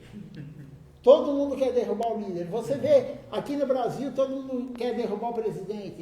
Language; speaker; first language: Portuguese; native; Portuguese